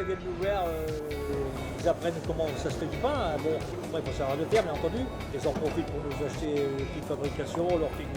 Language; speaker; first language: French; native; French